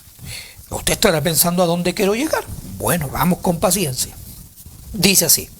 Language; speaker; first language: Spanish; native; Spanish